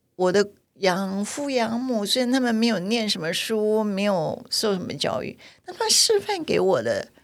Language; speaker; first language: Chinese; native; Chinese